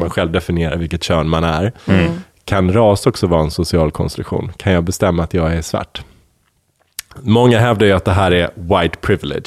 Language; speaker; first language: Swedish; native; Swedish